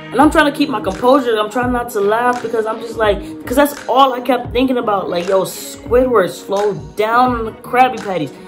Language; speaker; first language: English; native; English